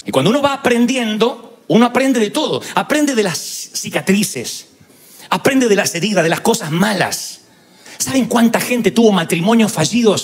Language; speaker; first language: Spanish; native; Spanish